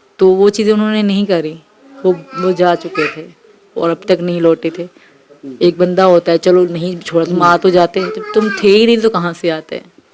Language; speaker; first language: Urdu; non-native, local second language; Sindhi